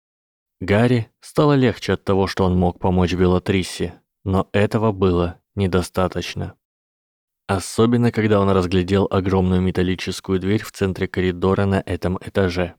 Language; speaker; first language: Russian; native; Russian